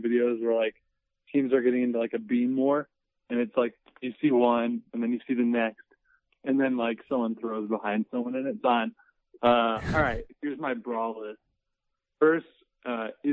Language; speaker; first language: English; native; English